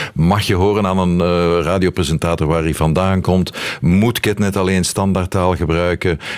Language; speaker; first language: Dutch; native; Dutch